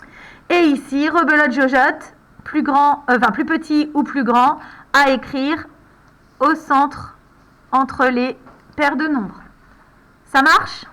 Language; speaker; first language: French; native; French